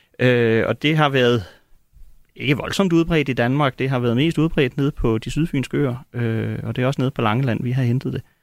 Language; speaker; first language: Danish; native; Danish